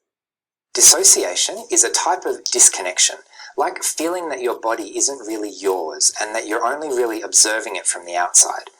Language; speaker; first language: English; native; English